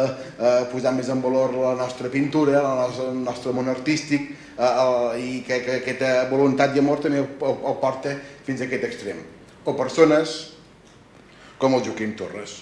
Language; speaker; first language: Catalan; native; Catalan